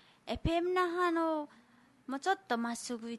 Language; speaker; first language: Japanese; non-native, learner; Nepali